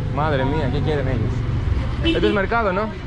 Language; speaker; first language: Spanish; non-native, learner; Greek